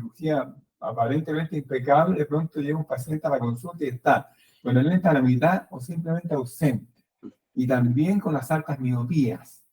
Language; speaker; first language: Spanish; native; Spanish